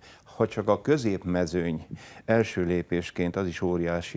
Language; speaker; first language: Hungarian; native; Hungarian